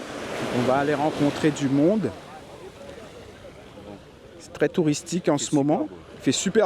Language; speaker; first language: French; native; French